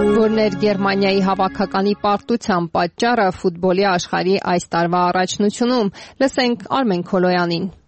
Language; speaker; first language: Armenian; native; Armenian